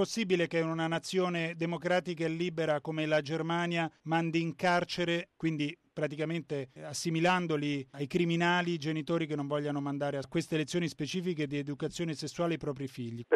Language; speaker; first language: Italian; native; Italian